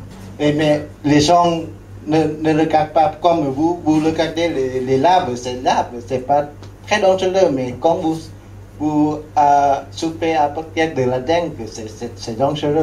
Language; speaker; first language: French; non-native, learner; Lao